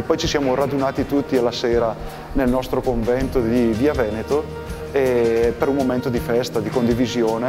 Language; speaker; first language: Italian; native; Italian